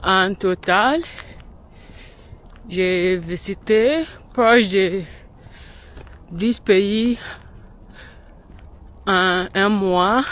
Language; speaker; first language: French; non-native, learner; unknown